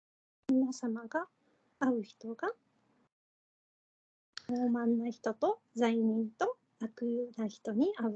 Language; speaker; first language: Japanese; non-native, fluent; Korean